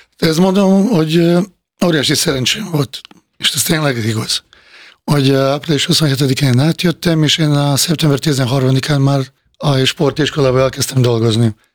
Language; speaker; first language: Hungarian; non-native, fluent; Bosnian